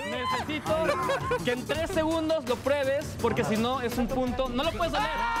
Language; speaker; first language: Spanish; native; Spanish